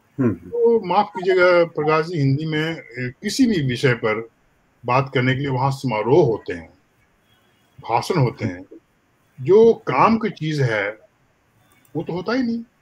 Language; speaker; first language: Hindi; native; Hindi